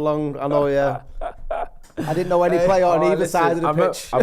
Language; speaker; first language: English; native; English